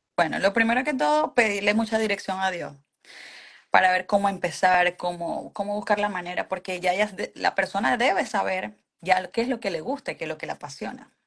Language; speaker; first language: Spanish; native; Spanish